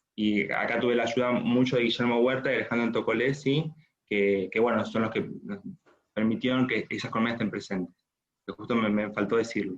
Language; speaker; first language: Spanish; native; Spanish